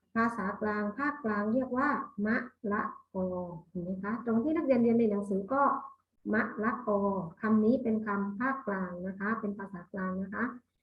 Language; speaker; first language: Thai; native; Thai